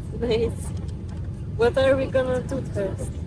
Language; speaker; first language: English; non-native, fluent; Polish